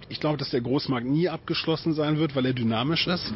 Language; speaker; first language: German; native; German